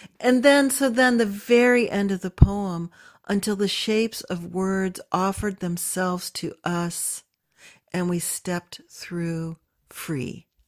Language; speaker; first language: English; native; English